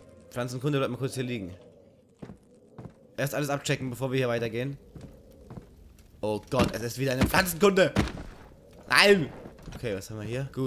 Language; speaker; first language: German; native; German